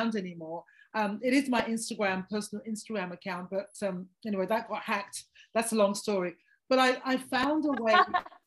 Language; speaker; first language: English; native; English